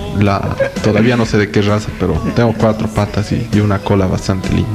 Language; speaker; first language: Spanish; native; Spanish